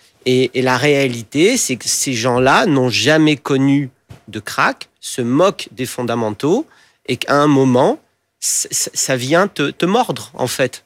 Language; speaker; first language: French; native; French